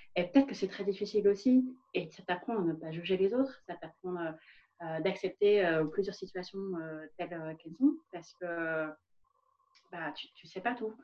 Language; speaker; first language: French; non-native, fluent; Vietnamese